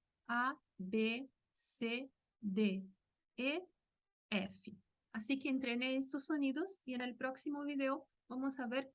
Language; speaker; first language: Spanish; non-native, fluent; Portuguese